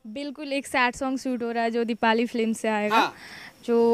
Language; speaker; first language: Hindi; non-native, local second language; Nepali